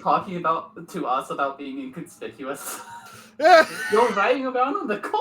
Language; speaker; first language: English; native; English